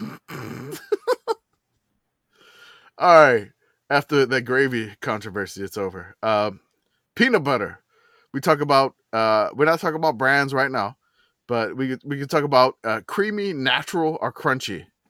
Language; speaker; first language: English; native; English